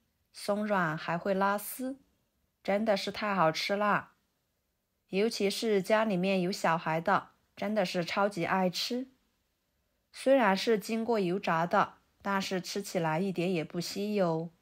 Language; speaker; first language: Chinese; native; Chinese